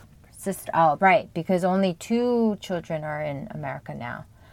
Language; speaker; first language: English; early bilingual, other home language; Korean